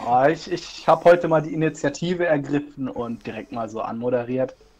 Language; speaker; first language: German; native; German